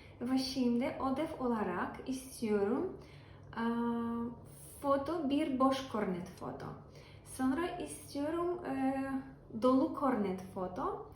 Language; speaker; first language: Turkish; non-native, learner; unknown